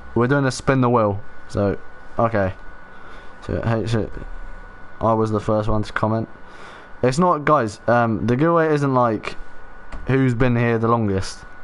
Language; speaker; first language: English; native; English